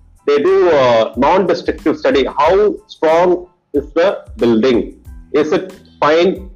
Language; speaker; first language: English; non-native, local second language; Tamil